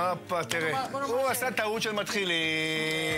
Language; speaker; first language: Hebrew; native; Hebrew